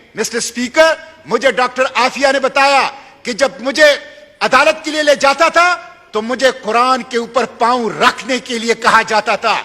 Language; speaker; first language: Urdu; non-native, local second language; Pashto